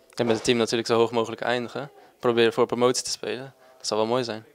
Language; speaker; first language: Dutch; native; Dutch